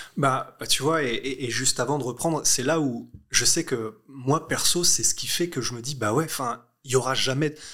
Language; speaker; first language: French; native; French